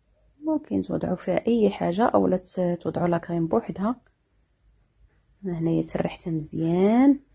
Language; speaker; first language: Arabic; native; Arabic